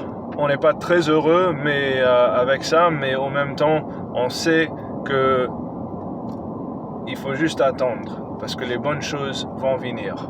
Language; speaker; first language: French; non-native, fluent; English